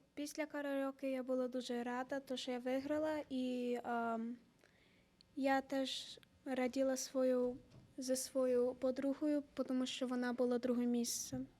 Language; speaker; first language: Ukrainian; early bilingual, heritage; Ukrainian